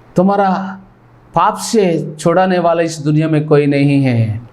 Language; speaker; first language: Hindi; non-native, local second language; Telugu